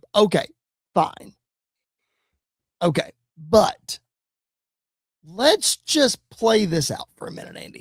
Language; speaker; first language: English; native; English